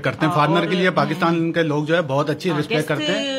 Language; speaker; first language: Urdu; native; Urdu